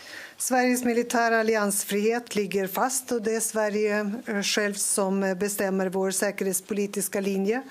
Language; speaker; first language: Swedish; native; Swedish